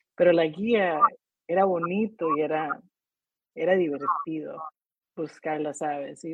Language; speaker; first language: Spanish; native; Spanish